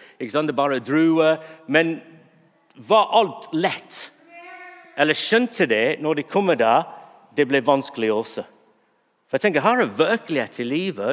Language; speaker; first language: Norwegian; non-native, fluent; English